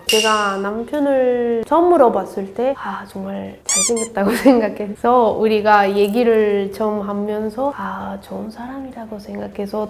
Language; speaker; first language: Korean; non-native, learner; Spanish